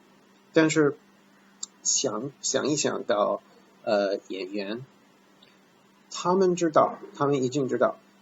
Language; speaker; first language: Chinese; non-native, fluent; English